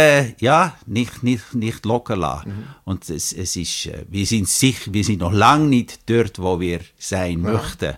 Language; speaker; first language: German; native; German